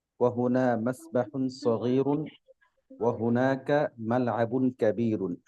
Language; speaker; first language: Arabic; non-native, learner; Bangla